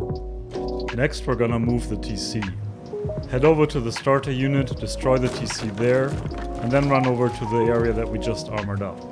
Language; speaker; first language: English; non-native, fluent; German